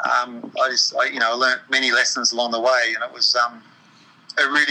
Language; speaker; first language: English; native; English